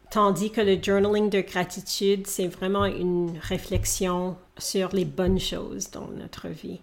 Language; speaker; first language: French; non-native, local second language; English